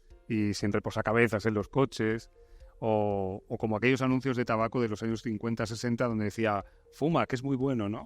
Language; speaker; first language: Spanish; native; Spanish